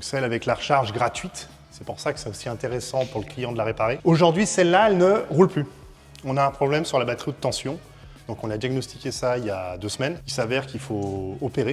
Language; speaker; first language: French; native; French